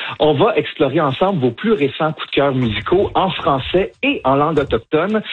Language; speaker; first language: French; native; French